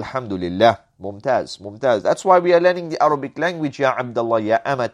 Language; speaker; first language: Arabic; non-native, fluent; English